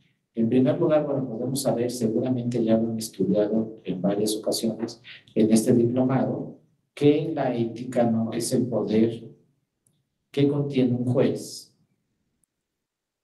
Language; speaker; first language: Spanish; native; Spanish